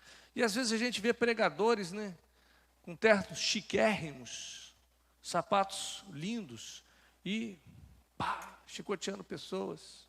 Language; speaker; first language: Portuguese; native; Portuguese